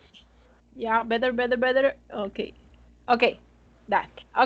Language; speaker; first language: English; non-native, fluent; Spanish